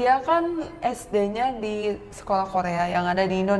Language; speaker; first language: Indonesian; early bilingual, other home language; Korean